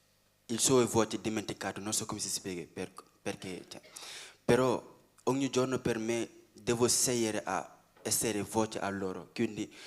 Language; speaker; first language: Italian; non-native, learner; Wolof